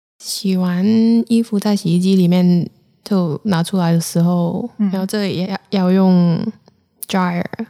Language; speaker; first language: Chinese; non-native, local second language; Cantonese